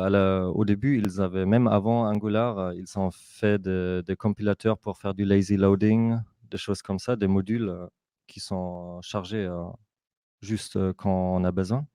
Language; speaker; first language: French; non-native, fluent; German